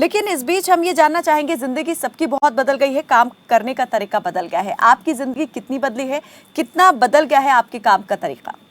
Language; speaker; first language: Hindi; native; Hindi